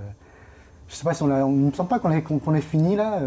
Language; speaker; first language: French; native; French